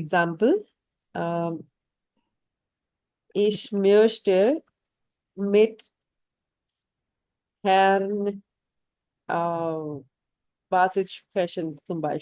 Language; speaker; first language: German; non-native, fluent; Hindi